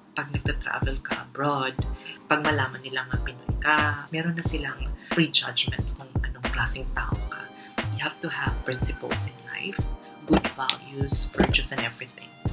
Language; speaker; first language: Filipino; non-native, local second language; Cebuano